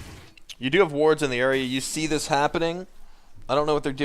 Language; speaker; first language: English; native; English